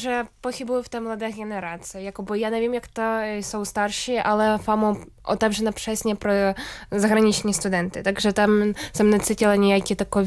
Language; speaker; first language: Czech; non-native, learner; Ukrainian